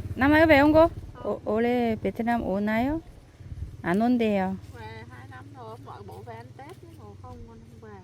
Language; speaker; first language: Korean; non-native, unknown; Vietnamese